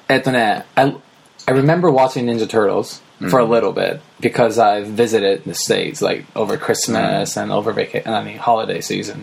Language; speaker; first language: English; early bilingual, other home language; Japanese